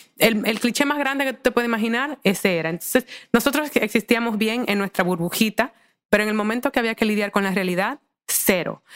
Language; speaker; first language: Spanish; native; Spanish